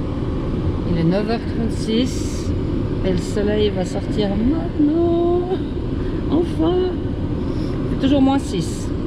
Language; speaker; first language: French; native; French